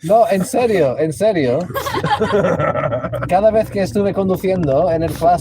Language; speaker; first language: Spanish; non-native, local second language; English